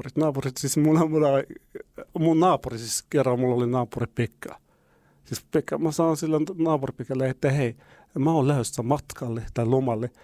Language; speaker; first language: Finnish; non-native, fluent; Arabic